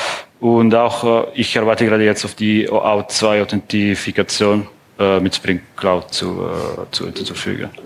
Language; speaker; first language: German; non-native, fluent; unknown